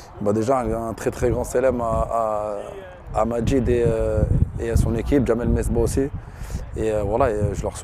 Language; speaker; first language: French; early bilingual, other home language; Arabic